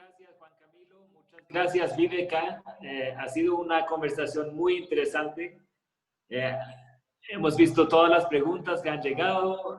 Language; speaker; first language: Spanish; non-native, fluent; Swedish